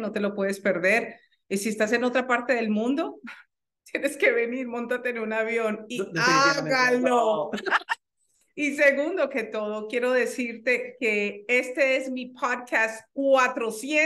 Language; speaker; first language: Spanish; native; Spanish